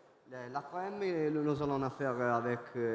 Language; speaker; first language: French; non-native, learner; Italian